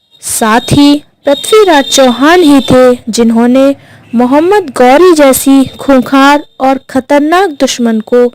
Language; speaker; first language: Hindi; native; Hindi